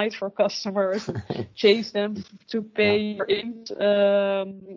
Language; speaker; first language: English; non-native, fluent; Dutch